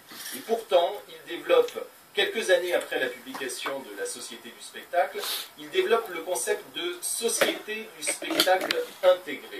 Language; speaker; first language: French; native; French